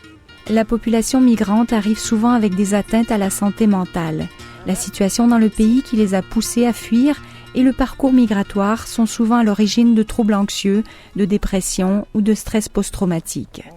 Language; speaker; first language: French; native; French